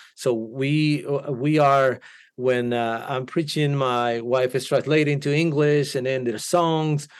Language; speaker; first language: English; non-native, fluent; Spanish